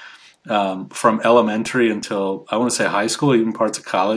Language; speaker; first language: English; native; English